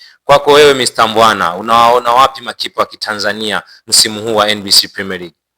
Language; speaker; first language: Swahili; native; Swahili